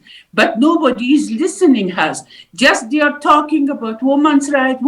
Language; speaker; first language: English; non-native, learner; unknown